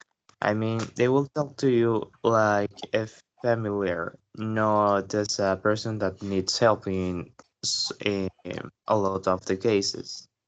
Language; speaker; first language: English; non-native, learner; Spanish